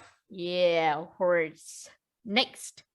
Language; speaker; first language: English; non-native, learner; Vietnamese